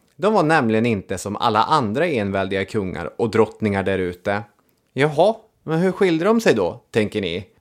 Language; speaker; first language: Swedish; native; Swedish